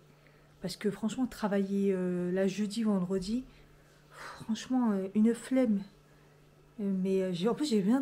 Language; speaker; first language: French; native; French